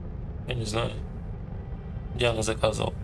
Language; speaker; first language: Russian; native; Russian